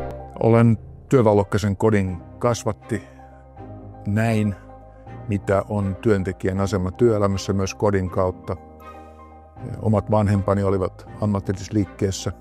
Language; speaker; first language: Finnish; native; Finnish